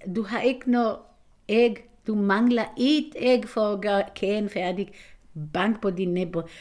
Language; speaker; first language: Danish; non-native, fluent; Hebrew